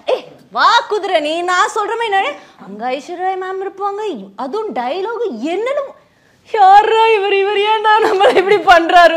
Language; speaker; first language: Tamil; native; Tamil